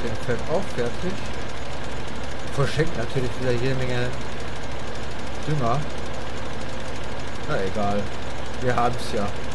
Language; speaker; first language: German; native; German